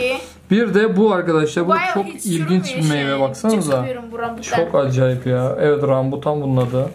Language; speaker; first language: Turkish; native; Turkish